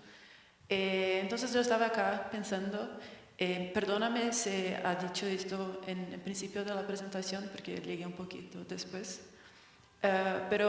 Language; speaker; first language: Spanish; non-native, learner; Portuguese